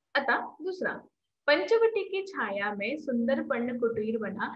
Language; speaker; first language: Hindi; non-native, local second language; Marathi